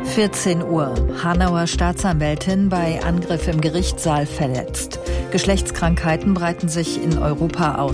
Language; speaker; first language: German; native; German